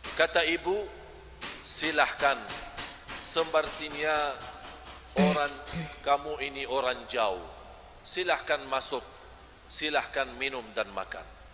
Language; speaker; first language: Malay; non-native, fluent; Arabic